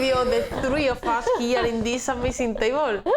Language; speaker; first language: English; non-native, learner; Spanish